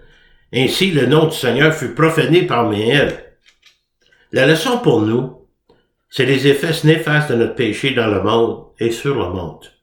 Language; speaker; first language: French; native; French